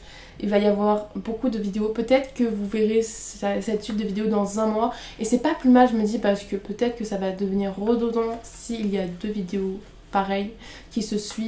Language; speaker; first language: French; native; French